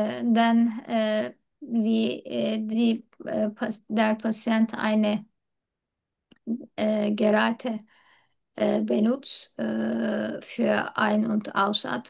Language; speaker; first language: German; non-native, learner; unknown